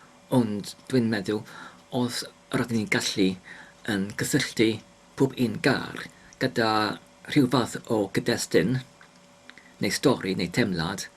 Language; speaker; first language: Welsh; non-native, learner; English